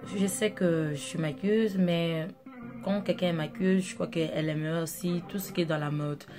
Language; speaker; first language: French; non-native, local second language; Portuguese